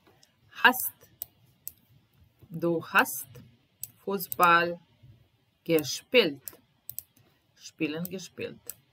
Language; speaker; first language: German; non-native, fluent; Serbian